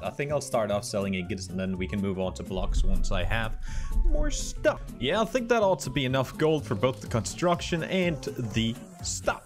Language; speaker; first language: English; native; English